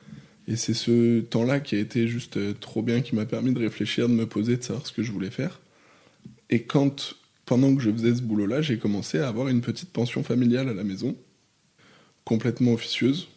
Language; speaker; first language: French; native; French